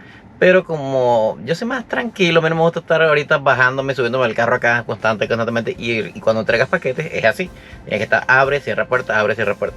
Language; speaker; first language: Spanish; native; Spanish